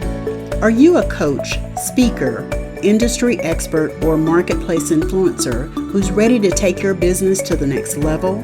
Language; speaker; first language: English; native; English